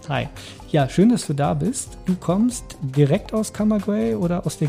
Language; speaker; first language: German; native; German